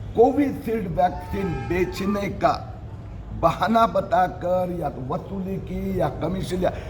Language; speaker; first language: Hindi; non-native, local second language; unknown